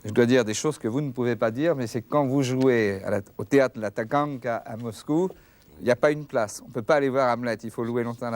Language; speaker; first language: French; native; French